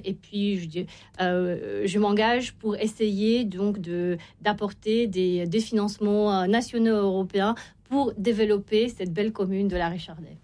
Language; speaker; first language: French; non-native, fluent; Romanian